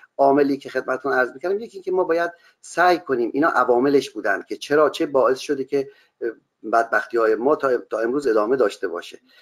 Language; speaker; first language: Persian; non-native, local second language; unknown